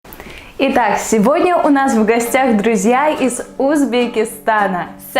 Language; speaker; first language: Russian; native; Russian